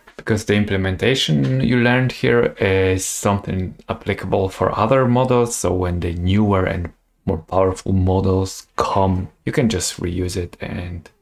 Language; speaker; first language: English; non-native, fluent; Polish